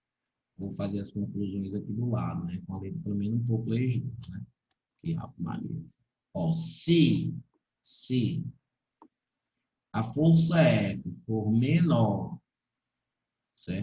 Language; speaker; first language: Portuguese; native; Portuguese